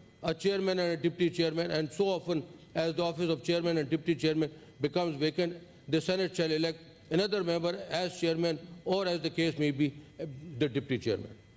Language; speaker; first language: English; non-native, local second language; Urdu